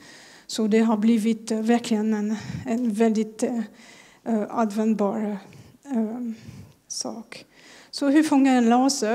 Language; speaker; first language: Swedish; non-native, fluent; French